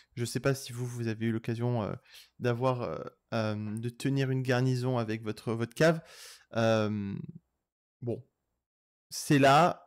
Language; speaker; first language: French; native; French